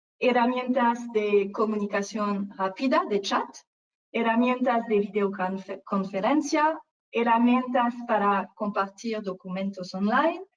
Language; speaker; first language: Spanish; non-native, fluent; French